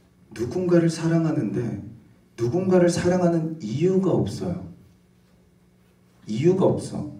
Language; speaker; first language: Korean; native; Korean